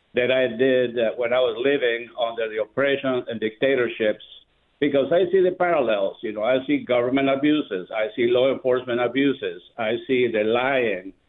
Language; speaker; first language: English; non-native, fluent; Spanish